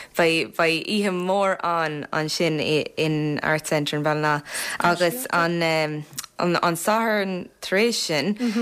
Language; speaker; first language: Irish; non-native, local second language; English